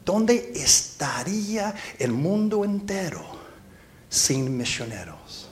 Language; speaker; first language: Spanish; non-native, fluent; English